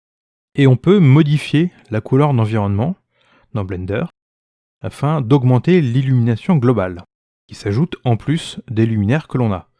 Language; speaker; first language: French; native; French